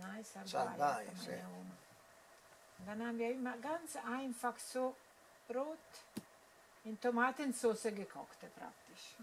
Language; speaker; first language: German; non-native, learner; Italian